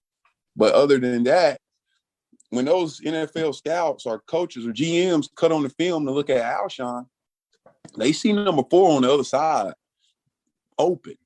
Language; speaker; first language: English; native; English